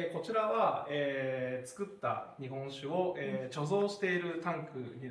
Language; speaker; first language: Japanese; native; Japanese